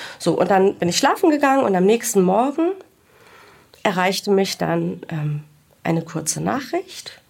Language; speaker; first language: German; early bilingual, other home language; Greek